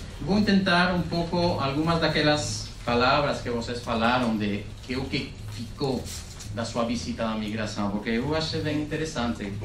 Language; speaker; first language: Portuguese; non-native, fluent; Spanish